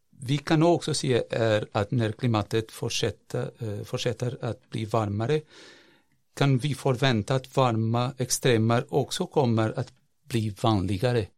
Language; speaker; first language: Swedish; non-native, fluent; Portuguese